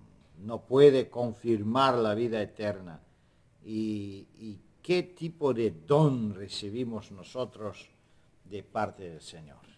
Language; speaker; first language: Spanish; non-native, fluent; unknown